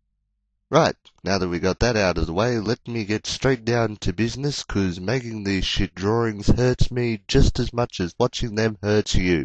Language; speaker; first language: English; native; English